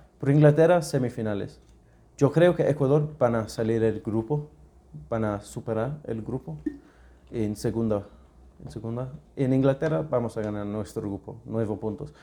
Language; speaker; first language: Spanish; non-native, learner; English